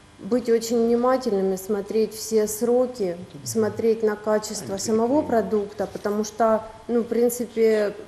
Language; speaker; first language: Russian; native; Russian